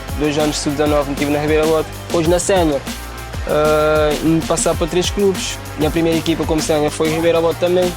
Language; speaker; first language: Portuguese; non-native, local second language; Kabuverdianu